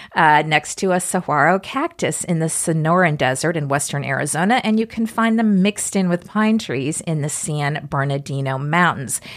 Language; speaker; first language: English; native; English